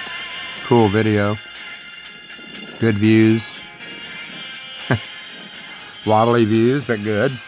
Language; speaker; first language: English; native; English